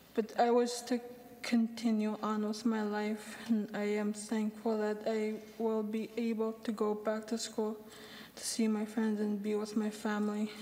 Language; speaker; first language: English; native; English